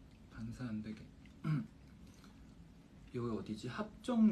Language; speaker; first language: Korean; non-native, fluent; Chinese